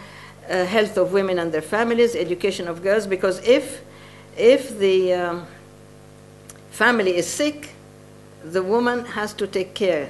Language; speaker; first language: English; non-native, fluent; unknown